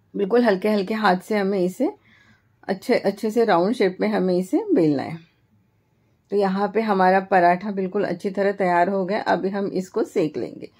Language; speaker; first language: Hindi; non-native, local second language; Marathi